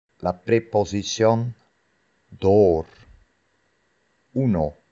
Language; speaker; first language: Spanish; non-native, fluent; Dutch